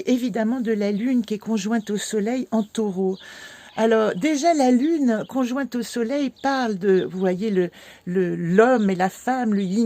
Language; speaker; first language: French; native; French